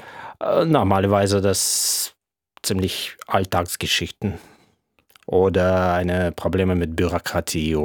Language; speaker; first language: German; non-native, fluent; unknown